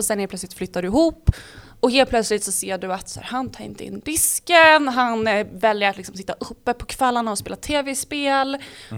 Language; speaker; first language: Swedish; native; Swedish